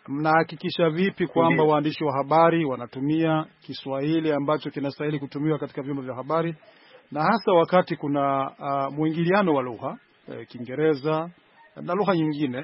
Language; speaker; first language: Swahili; non-native, local second language; Rundi